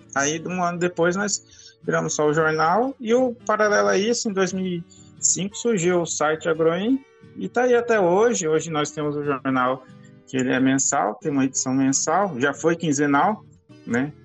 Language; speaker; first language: Portuguese; native; Portuguese